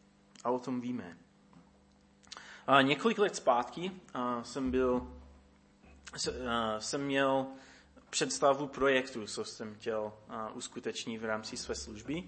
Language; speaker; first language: Czech; non-native, fluent; English